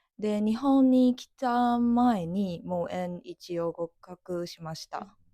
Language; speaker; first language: Japanese; non-native, fluent; Chinese